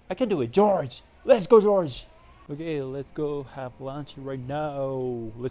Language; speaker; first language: English; non-native, fluent; Japanese